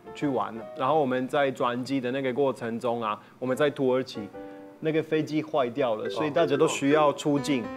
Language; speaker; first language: Chinese; non-native, fluent; Italian